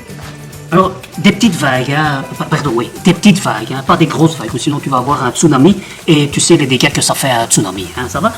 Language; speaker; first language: French; native; French